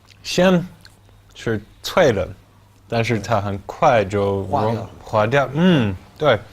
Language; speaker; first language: Chinese; non-native, fluent; English